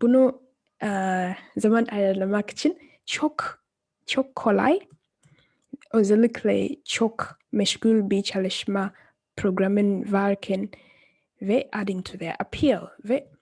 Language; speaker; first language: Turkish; non-native, fluent; English